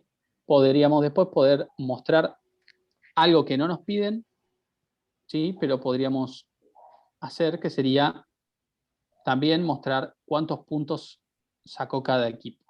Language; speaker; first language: Spanish; native; Spanish